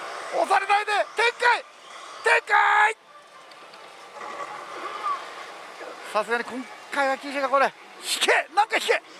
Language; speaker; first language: Japanese; native; Japanese